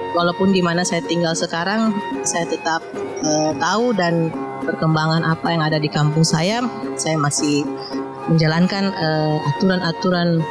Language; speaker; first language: Indonesian; non-native, local second language; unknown